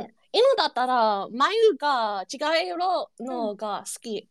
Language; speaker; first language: Japanese; non-native, learner; English